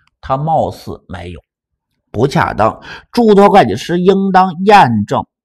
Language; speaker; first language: Chinese; native; Chinese